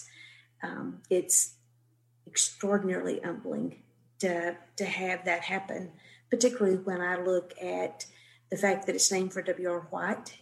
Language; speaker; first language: English; native; English